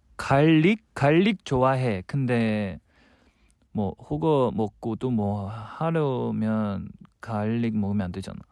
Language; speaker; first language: Korean; non-native, fluent; Chinese